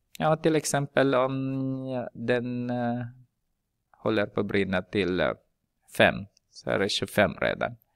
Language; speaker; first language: Swedish; non-native, fluent; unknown